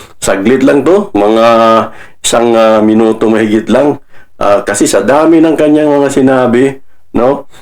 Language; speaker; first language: Filipino; non-native, local second language; Cebuano